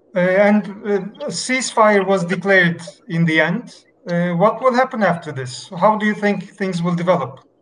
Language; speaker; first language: English; non-native, fluent; Turkish